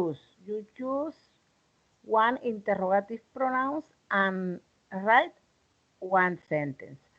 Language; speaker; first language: English; non-native, learner; Spanish